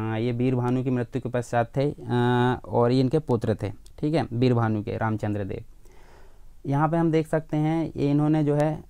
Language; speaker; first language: Hindi; native; Hindi